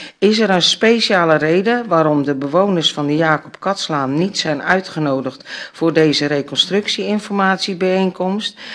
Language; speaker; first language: Dutch; native; Dutch